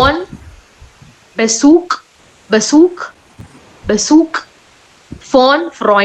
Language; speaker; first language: German; non-native, learner; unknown